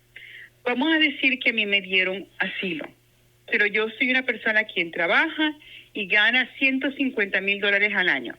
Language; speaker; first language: Spanish; non-native, local second language; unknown